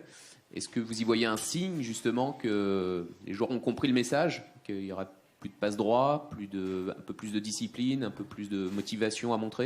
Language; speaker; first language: French; native; French